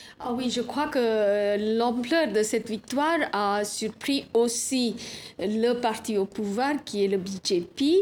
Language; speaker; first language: French; non-native, fluent; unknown